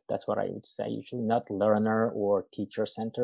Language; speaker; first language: English; non-native, fluent; Japanese